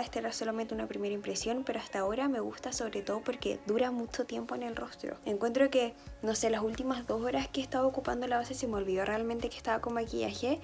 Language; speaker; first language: Spanish; native; Spanish